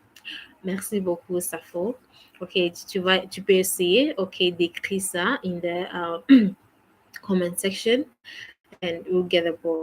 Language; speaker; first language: French; non-native, fluent; English